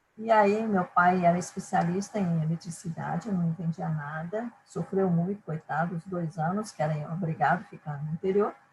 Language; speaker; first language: Portuguese; early bilingual, other home language; Japanese